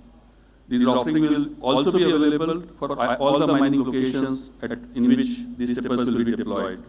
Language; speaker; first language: English; non-native, local second language; Hindi